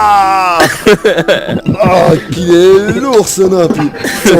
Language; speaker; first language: French; native; French